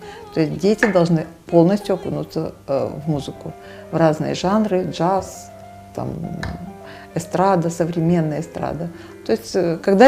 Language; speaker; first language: Russian; native; Russian